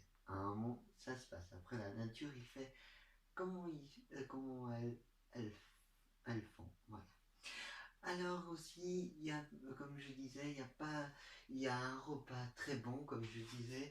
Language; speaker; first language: French; non-native, learner; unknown